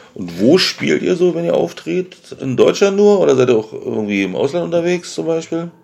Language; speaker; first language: German; native; German